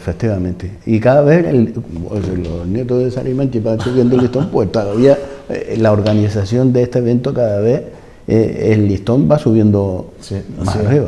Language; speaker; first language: Spanish; native; Spanish